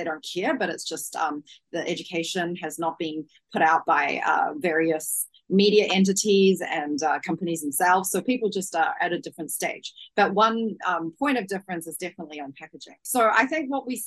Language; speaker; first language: English; native; English